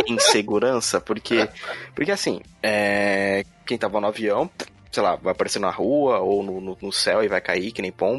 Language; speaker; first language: Portuguese; native; Portuguese